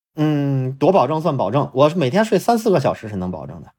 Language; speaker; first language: Chinese; native; Chinese